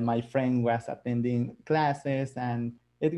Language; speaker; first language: English; non-native, fluent; Spanish